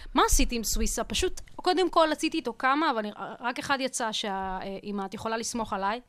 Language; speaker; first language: Hebrew; early bilingual, other home language; Russian